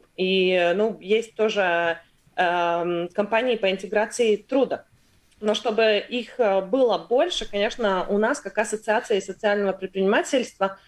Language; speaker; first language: Russian; non-native, local second language; Latvian